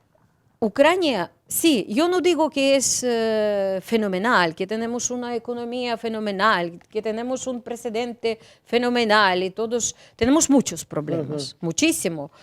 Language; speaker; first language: Spanish; non-native, learner; Ukrainian